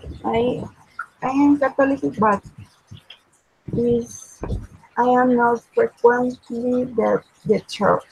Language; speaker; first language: English; non-native, learner; Spanish